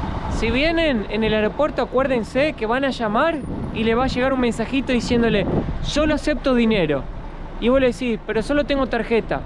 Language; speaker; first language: Spanish; native; Spanish